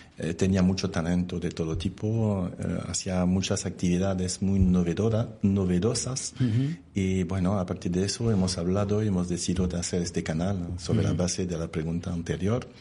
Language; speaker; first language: Spanish; non-native, fluent; French